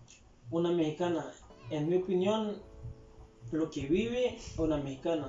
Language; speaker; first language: Spanish; non-native, fluent; Haitian Creole